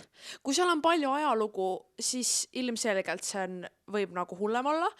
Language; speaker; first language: Estonian; native; Estonian